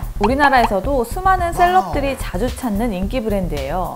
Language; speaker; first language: Korean; native; Korean